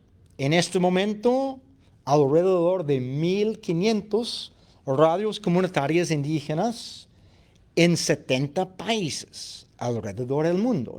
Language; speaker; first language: Spanish; non-native, fluent; English